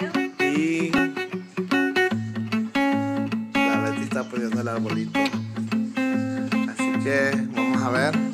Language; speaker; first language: Spanish; native; Spanish